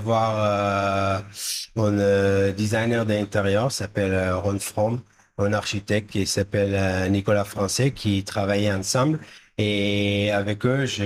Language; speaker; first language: French; non-native, fluent; Hebrew